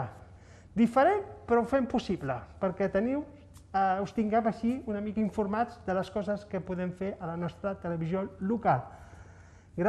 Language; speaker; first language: Catalan; native; Catalan